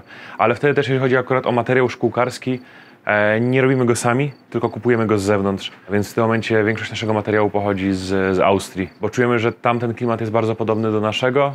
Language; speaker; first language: Polish; native; Polish